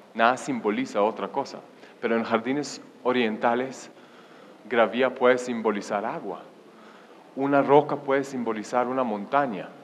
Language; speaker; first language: Spanish; non-native, fluent; Hebrew